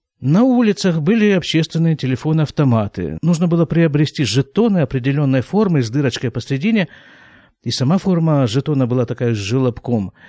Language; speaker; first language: Russian; native; Russian